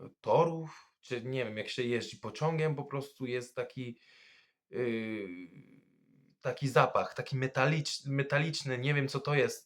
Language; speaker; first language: Polish; non-native, fluent; French